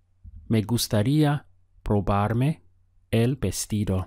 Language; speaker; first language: Spanish; non-native, fluent; English